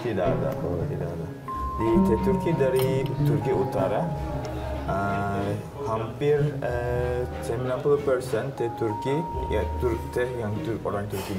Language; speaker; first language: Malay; non-native, fluent; Turkish